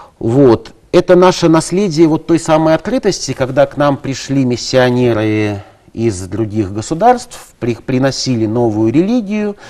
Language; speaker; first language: Russian; native; Russian